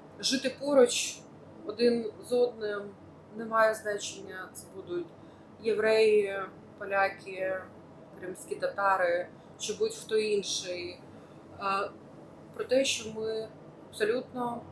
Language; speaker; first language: Ukrainian; native; Ukrainian